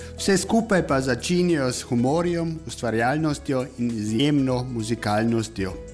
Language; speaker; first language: Slovenian; native; Slovenian